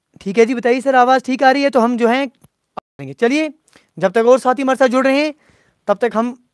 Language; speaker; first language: Hindi; non-native, local second language; Punjabi